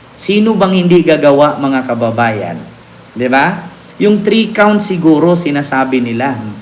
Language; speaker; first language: Filipino; non-native, local second language; Cebuano